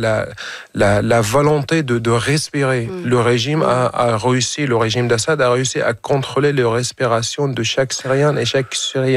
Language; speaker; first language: French; non-native, fluent; Arabic